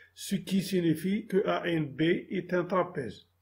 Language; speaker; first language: French; non-native, local second language; Arabic